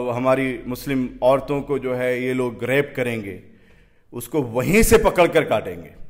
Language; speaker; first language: Hindi; native; Hindi